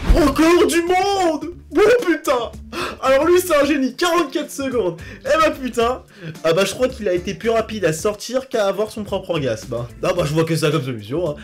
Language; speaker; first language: French; native; French